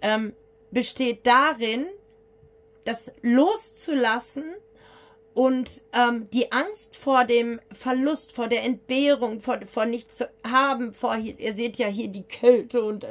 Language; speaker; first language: German; native; German